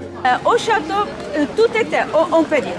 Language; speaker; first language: French; non-native, fluent; Czech